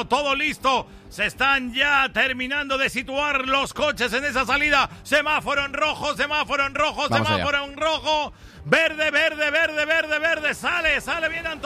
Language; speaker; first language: Spanish; native; Spanish